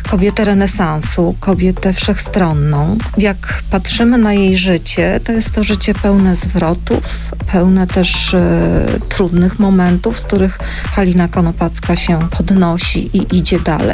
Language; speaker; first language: Polish; native; Polish